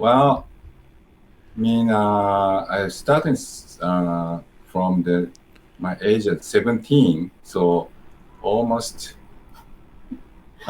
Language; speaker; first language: English; non-native, learner; Japanese